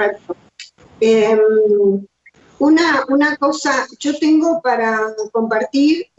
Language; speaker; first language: Spanish; native; Spanish